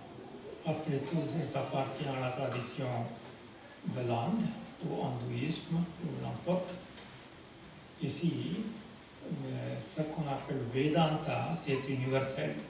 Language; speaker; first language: French; non-native, fluent; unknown